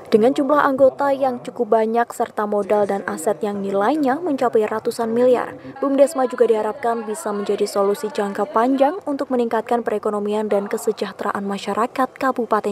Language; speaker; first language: Indonesian; native; Indonesian